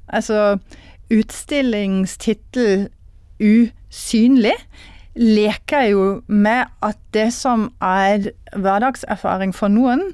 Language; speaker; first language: Norwegian; non-native, fluent; German